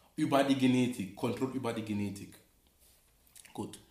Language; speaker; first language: German; non-native, fluent; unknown